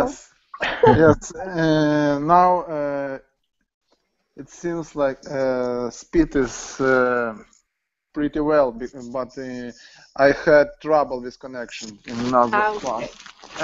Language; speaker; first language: English; non-native, learner; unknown